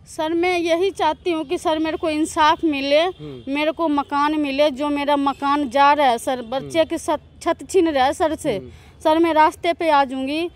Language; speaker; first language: Hindi; native; Hindi